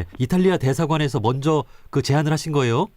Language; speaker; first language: Korean; native; Korean